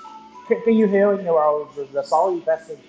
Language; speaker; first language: English; non-native, local second language; Vietnamese